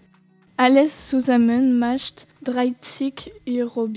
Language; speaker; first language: German; non-native, learner; French